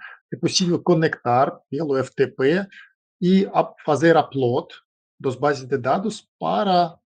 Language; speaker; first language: Portuguese; non-native, fluent; Russian